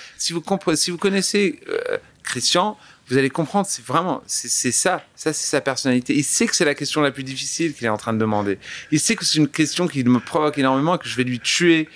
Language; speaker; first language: French; early bilingual, other home language; English